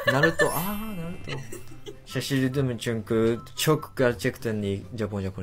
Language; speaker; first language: Turkish; non-native, learner; Japanese